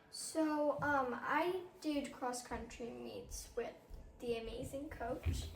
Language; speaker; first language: English; native; English